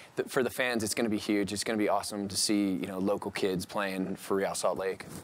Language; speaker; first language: English; native; English